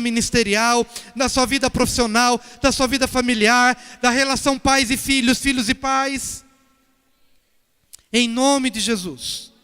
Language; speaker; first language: Portuguese; native; Portuguese